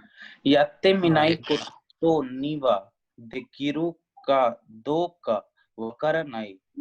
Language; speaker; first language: Japanese; non-native, learner; Hindi